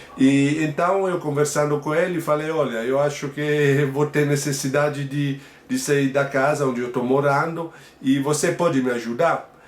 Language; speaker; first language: Portuguese; non-native, fluent; Italian